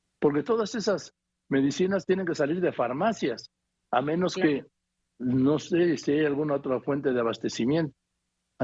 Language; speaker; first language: Spanish; native; Spanish